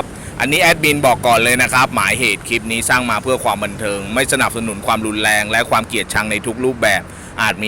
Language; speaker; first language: Thai; native; Thai